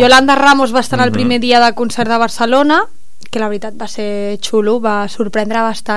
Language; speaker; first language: Catalan; native; Catalan